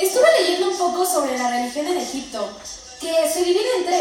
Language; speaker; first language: Spanish; native; Spanish